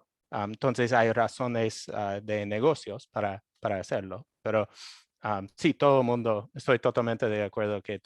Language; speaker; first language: Spanish; non-native, fluent; English